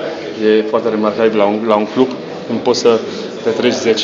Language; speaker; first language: Romanian; non-native, local second language; Hungarian